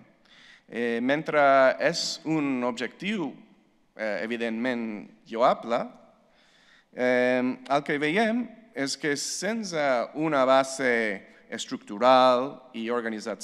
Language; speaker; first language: Catalan; non-native, fluent; English